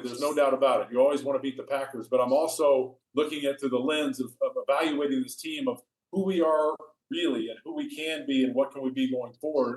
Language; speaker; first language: English; native; English